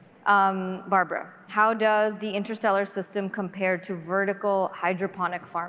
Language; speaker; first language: English; native; English